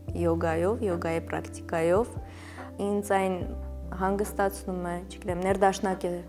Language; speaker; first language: Armenian; native; Armenian